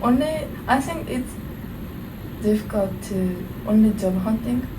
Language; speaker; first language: English; non-native, learner; Japanese